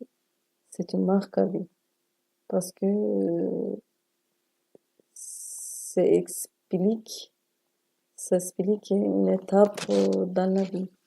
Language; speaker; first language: French; non-native, learner; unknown